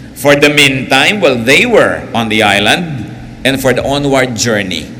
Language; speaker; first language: English; non-native, local second language; Filipino